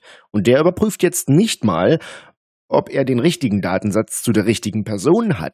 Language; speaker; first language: German; native; German